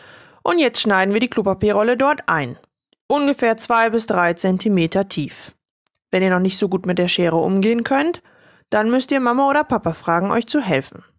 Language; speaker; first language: German; native; German